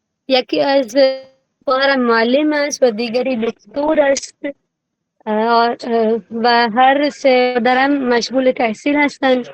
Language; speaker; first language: Persian; non-native, fluent; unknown